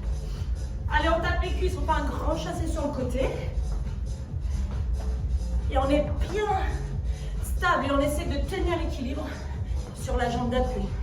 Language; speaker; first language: French; native; French